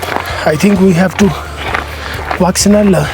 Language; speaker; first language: English; non-native, learner; Hindi